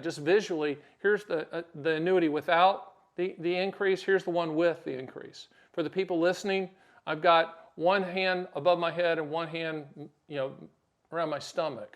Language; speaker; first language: English; native; English